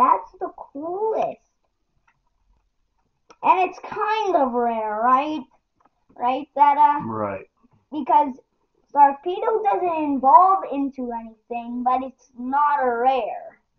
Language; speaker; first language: English; native; English